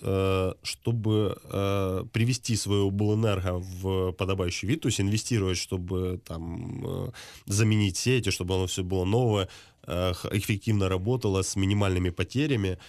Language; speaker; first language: Russian; native; Russian